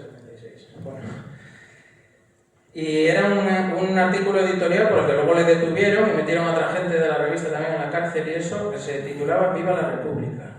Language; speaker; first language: Spanish; native; Spanish